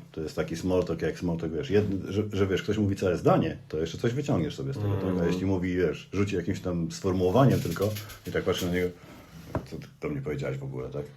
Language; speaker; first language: Polish; native; Polish